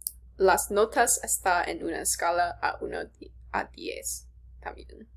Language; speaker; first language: Spanish; non-native, learner; English